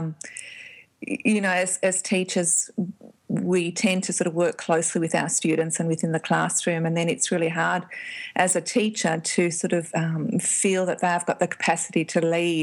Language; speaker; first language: English; native; English